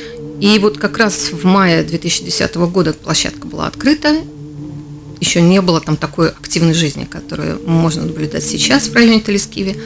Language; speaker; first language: Russian; native; Russian